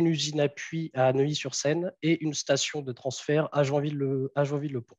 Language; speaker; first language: French; native; French